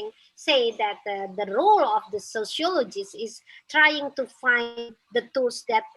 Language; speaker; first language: English; non-native, fluent; Indonesian